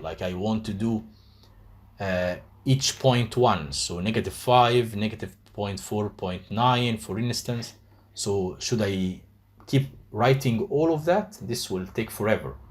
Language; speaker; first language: English; non-native, fluent; Arabic